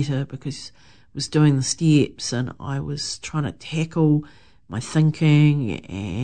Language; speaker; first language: English; native; English